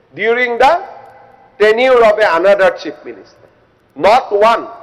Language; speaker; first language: English; non-native, local second language; Assamese